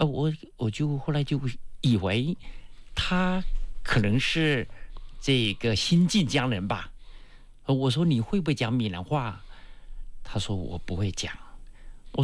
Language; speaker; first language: Chinese; non-native, local second language; Min Nan Chinese